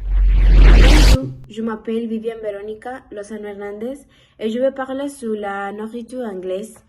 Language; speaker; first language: French; non-native, learner; Spanish